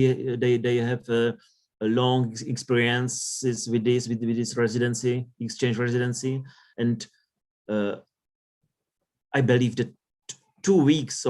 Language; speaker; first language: English; non-native, learner; Czech